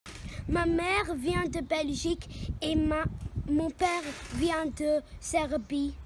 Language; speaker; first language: French; early bilingual, heritage; French